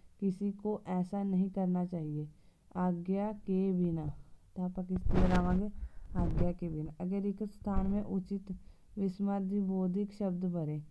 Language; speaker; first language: Hindi; non-native, local second language; Punjabi